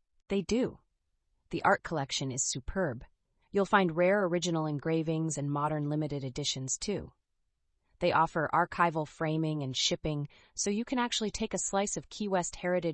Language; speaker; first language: English; native; English